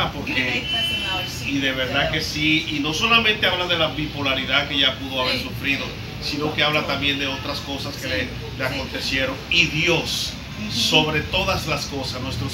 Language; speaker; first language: Spanish; native; Spanish